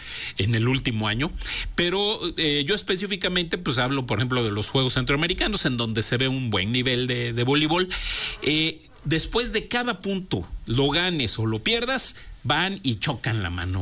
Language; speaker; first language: Spanish; native; Spanish